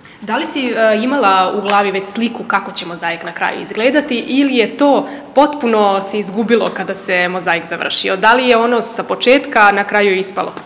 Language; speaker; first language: Serbian; native; Serbian